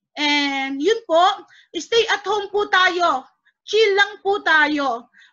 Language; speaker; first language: Filipino; native; Filipino